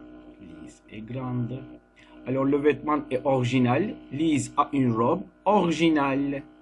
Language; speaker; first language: French; non-native, fluent; Turkish